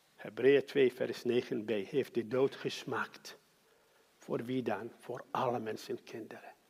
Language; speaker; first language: Dutch; non-native, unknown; Arabic